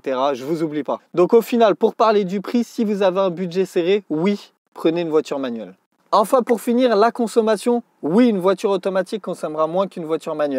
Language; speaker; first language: French; native; French